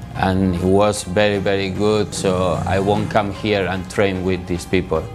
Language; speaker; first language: English; non-native, learner; Spanish